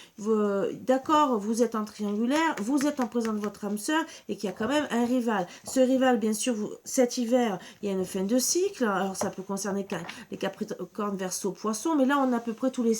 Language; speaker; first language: French; native; French